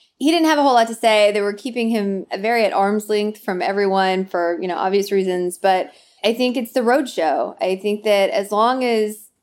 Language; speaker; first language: English; native; English